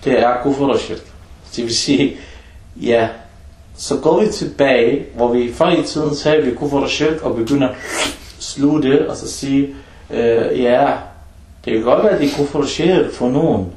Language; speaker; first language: Danish; early bilingual, other home language; Arabic